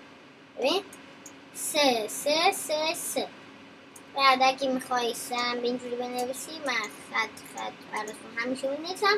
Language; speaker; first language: Persian; early bilingual, heritage; Persian